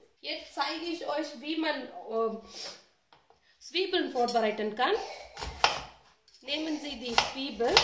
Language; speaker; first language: German; non-native, learner; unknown